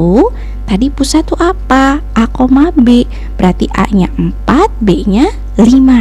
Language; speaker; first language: Indonesian; native; Indonesian